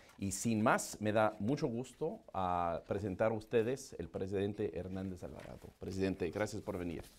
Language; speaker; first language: Spanish; non-native, fluent; English